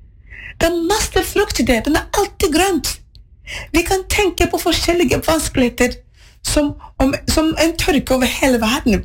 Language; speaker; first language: Norwegian; non-native, fluent; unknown